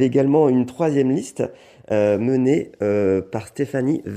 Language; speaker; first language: French; native; French